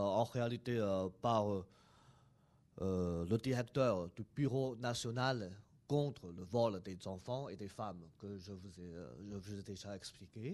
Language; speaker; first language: French; non-native, fluent; Chinese